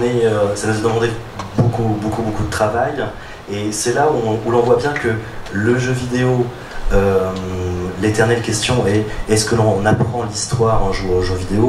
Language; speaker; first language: French; native; French